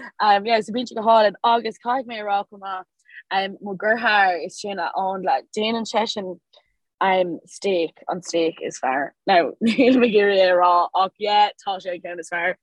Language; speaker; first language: Irish; non-native, local second language; English